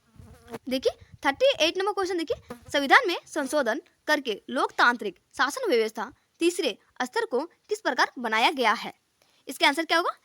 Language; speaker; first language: Hindi; native; Hindi